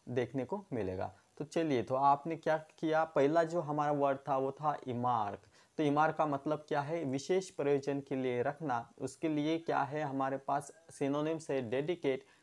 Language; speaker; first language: Hindi; non-native, local second language; Marathi